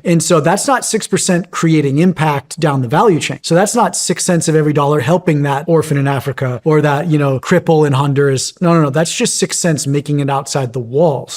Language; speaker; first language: English; native; English